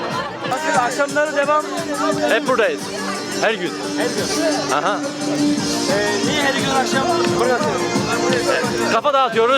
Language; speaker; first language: Turkish; native; Turkish